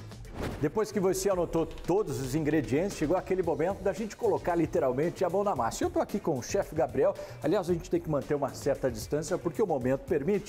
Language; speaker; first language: Portuguese; native; Portuguese